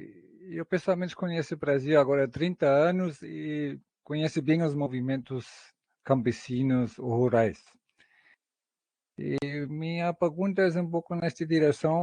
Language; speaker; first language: Portuguese; non-native, fluent; German